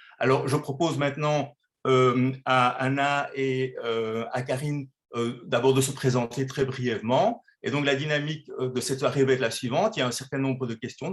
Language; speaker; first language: French; native; French